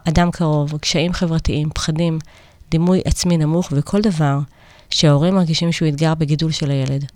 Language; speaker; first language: Hebrew; native; Hebrew